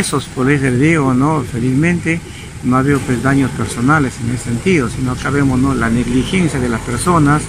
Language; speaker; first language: Spanish; native; Spanish